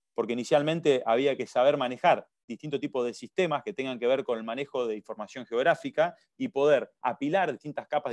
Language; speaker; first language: Spanish; native; Spanish